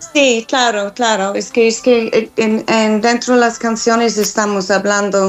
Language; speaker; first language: Spanish; non-native, fluent; English